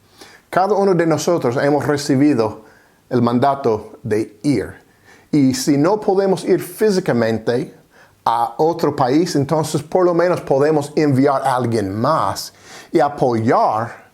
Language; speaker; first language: Spanish; non-native, fluent; English